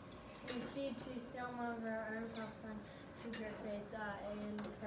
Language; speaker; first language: French; non-native, learner; English